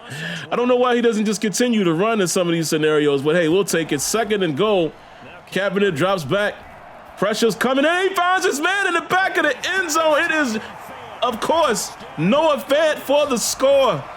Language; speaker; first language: English; native; English